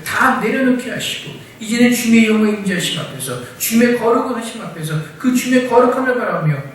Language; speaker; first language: Korean; native; Korean